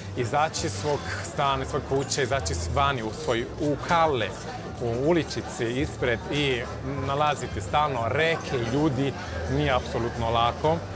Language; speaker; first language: Serbian; early bilingual, heritage; Serbian